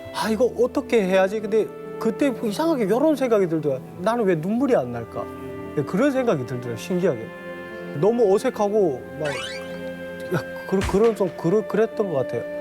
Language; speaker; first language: Korean; native; Korean